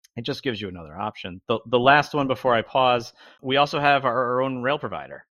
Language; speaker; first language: English; native; English